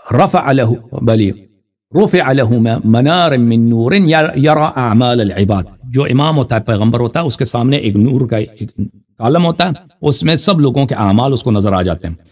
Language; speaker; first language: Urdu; non-native, fluent; Persian